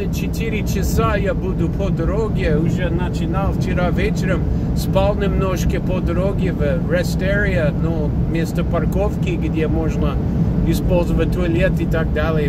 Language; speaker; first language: Russian; non-native, fluent; English